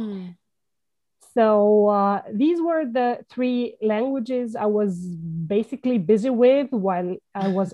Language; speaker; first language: English; non-native, fluent; Arabic